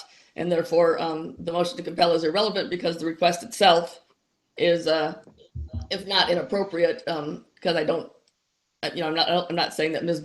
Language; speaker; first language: English; native; English